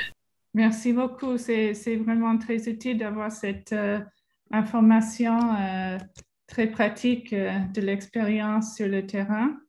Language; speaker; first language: French; non-native, fluent; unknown